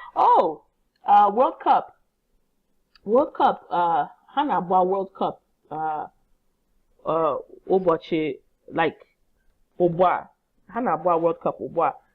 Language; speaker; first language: Igbo; non-native, learner; English